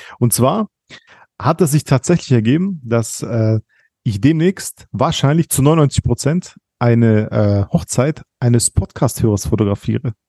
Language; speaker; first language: German; early bilingual, other home language; Arabic